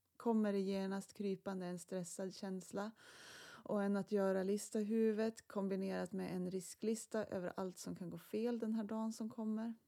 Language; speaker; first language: Swedish; native; Swedish